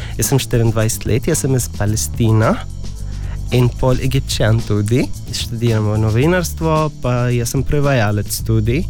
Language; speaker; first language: Slovenian; non-native, learner; Arabic